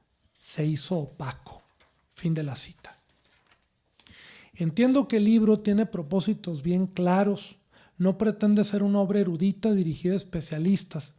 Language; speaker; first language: Spanish; native; Spanish